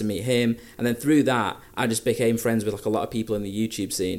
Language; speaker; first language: English; native; English